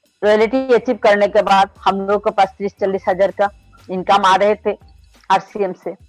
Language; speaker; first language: Hindi; non-native, local second language; Bangla